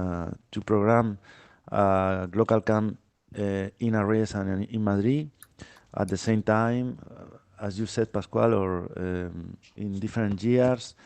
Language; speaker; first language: English; non-native, fluent; Spanish